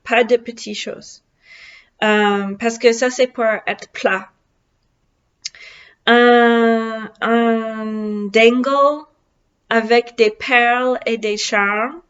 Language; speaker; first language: French; non-native, learner; English